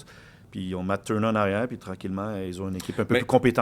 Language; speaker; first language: French; native; French